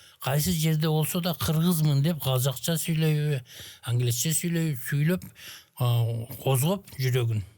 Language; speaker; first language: Kyrgyz; native; Kyrgyz